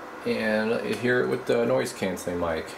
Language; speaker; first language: English; native; English